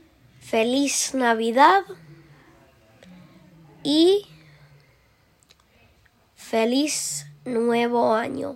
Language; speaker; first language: Spanish; early bilingual, heritage; Spanish